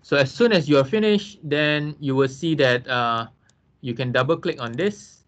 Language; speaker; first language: English; non-native, local second language; Malay